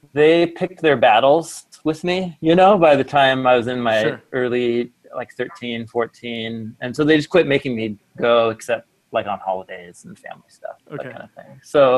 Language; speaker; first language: English; native; English